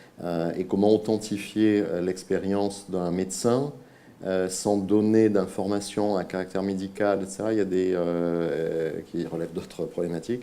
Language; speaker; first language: French; native; French